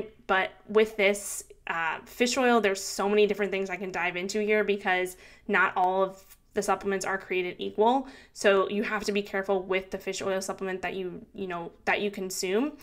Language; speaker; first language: English; native; English